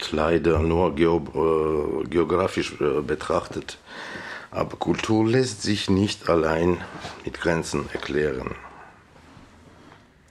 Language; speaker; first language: German; non-native, fluent; Armenian